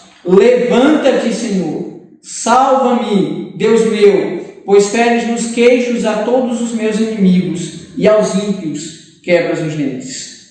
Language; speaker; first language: Portuguese; native; Portuguese